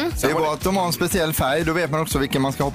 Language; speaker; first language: Swedish; native; Swedish